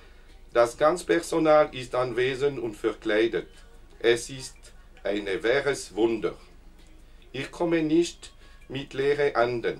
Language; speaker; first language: German; non-native, learner; French